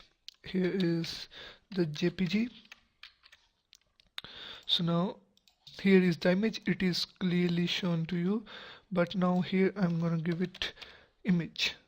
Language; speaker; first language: English; non-native, local second language; Urdu